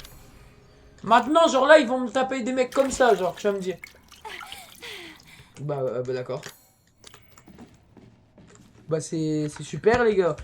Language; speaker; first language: French; native; French